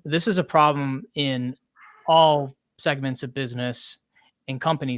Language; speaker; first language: English; native; English